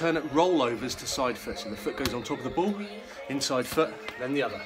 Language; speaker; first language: English; native; English